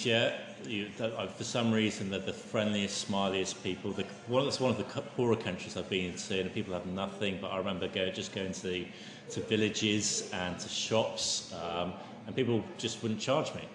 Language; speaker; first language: English; native; English